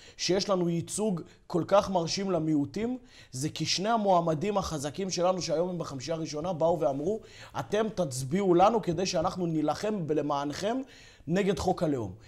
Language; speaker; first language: Hebrew; native; Hebrew